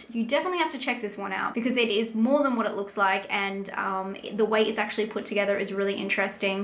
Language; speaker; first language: English; native; English